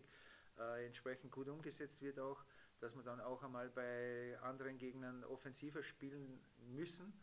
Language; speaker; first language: German; native; German